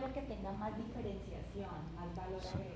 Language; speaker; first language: Spanish; native; Spanish